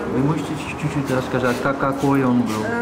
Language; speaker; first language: Russian; non-native, learner; Dutch